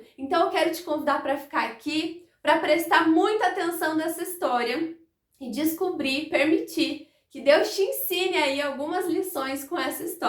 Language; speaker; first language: Portuguese; native; Portuguese